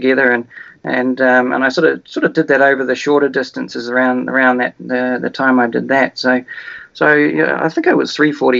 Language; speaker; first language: English; native; English